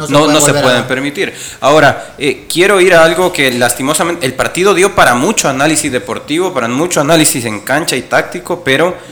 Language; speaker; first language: Spanish; native; Spanish